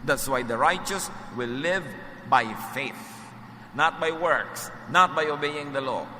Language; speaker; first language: English; non-native, local second language; Filipino